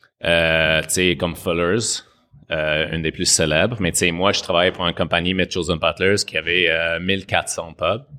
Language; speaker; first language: French; non-native, fluent; English